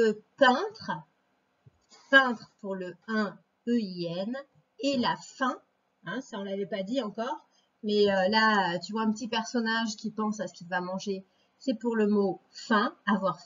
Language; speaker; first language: French; native; French